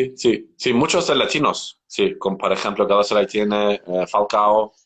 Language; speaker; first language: Spanish; non-native, learner; Turkish